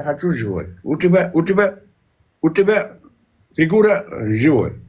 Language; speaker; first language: Russian; non-native, learner; Uzbek